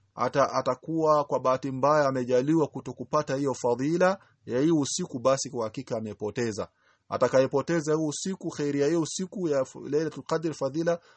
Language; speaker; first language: Swahili; native; Swahili